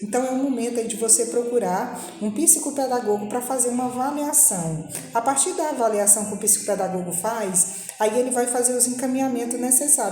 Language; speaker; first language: Portuguese; native; Portuguese